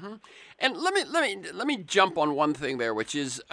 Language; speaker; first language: English; native; English